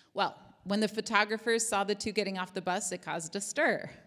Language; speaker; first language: English; native; English